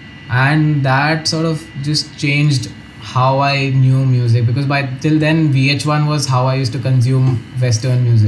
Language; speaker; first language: English; non-native, local second language; Hindi